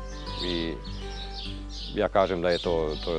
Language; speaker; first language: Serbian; non-native, local second language; Hungarian